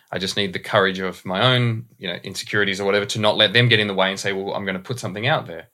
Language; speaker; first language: English; native; English